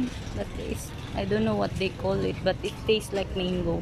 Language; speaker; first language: English; non-native, local second language; Filipino